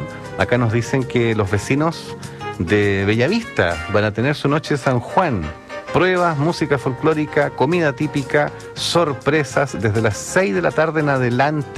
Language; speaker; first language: Spanish; native; Spanish